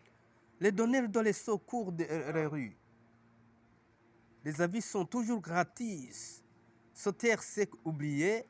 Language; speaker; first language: French; non-native, local second language; Rundi